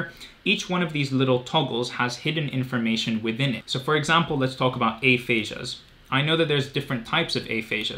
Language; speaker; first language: English; native; English